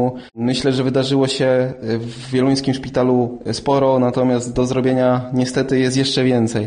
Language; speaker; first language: Polish; native; Polish